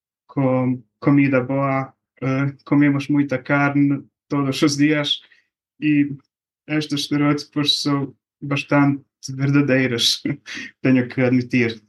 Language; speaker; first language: Portuguese; non-native, fluent; Bosnian